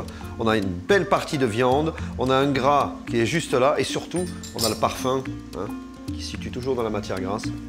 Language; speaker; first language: French; native; French